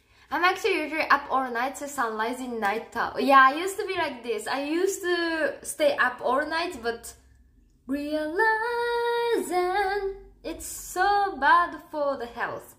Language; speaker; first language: English; non-native, fluent; Japanese